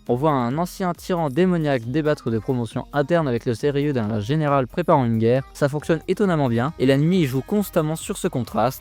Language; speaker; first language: French; native; French